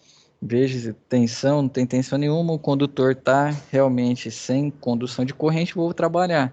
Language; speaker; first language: Portuguese; native; Portuguese